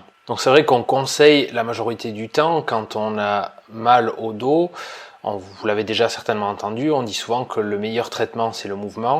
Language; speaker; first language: French; native; French